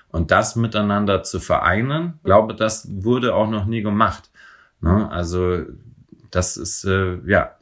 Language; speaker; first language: German; native; German